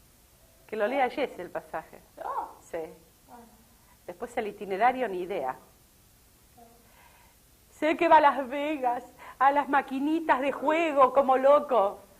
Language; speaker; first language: Spanish; native; Spanish